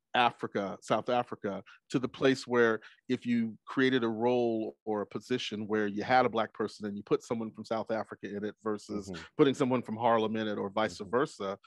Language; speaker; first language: English; native; English